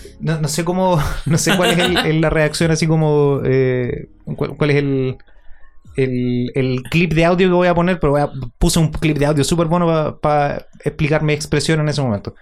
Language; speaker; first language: Spanish; native; Spanish